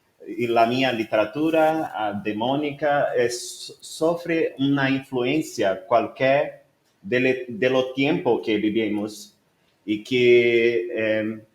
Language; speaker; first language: Spanish; non-native, learner; Portuguese